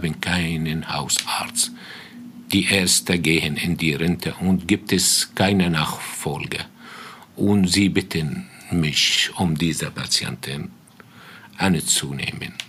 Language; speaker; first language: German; non-native, fluent; Arabic